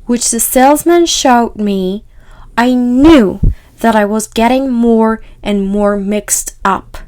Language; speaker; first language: English; non-native, fluent; Persian